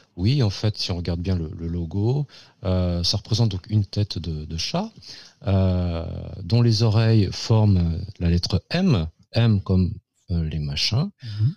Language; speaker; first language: French; native; French